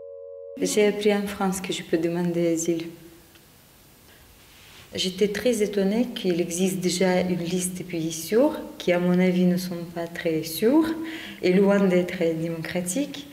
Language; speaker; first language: French; non-native, fluent; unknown